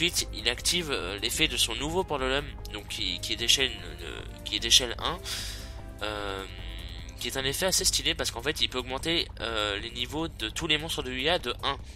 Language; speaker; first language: French; native; French